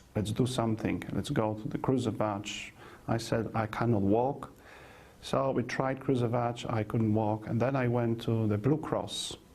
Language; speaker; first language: English; non-native, fluent; Polish